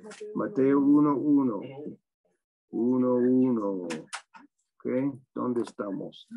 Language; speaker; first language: Spanish; non-native, fluent; English